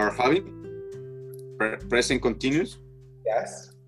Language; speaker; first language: English; non-native, learner; Spanish